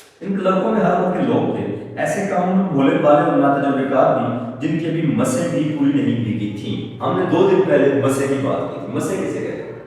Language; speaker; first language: Urdu; non-native, local second language; Punjabi